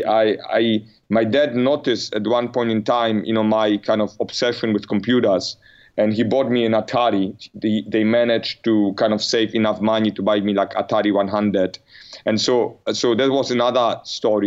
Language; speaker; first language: English; non-native, fluent; Polish